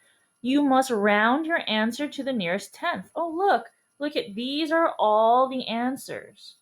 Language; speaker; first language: English; native; English